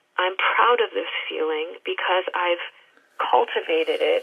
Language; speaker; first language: English; native; English